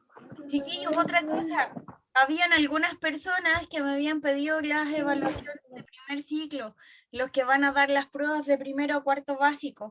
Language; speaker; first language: Spanish; native; Spanish